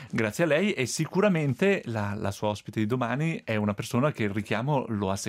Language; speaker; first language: Italian; native; Italian